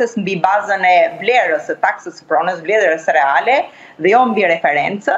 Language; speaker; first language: Albanian; native; Albanian